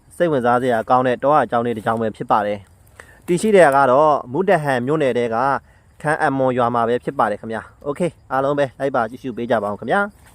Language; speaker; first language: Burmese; non-native, local second language; Shan